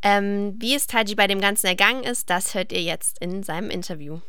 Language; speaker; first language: German; native; German